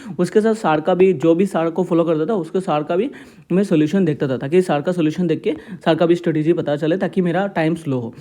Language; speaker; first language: Hindi; non-native, local second language; Assamese